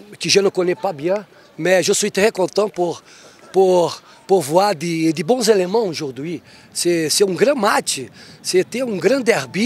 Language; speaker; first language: French; non-native, fluent; Portuguese